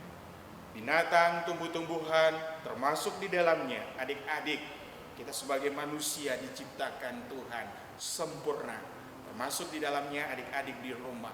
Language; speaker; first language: Indonesian; native; Indonesian